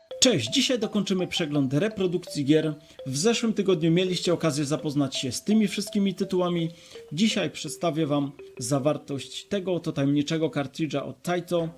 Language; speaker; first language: Polish; native; Polish